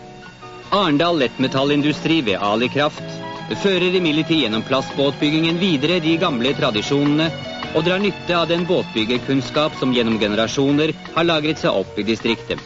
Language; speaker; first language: Norwegian; native; Norwegian